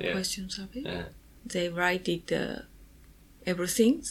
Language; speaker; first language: English; non-native, learner; Japanese